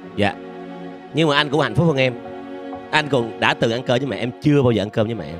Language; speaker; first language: Vietnamese; native; Vietnamese